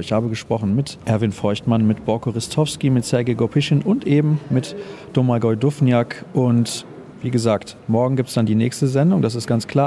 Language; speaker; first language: German; native; German